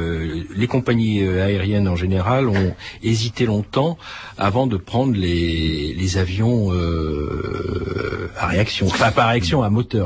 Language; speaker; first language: French; native; French